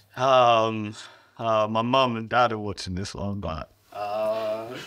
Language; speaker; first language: English; native; English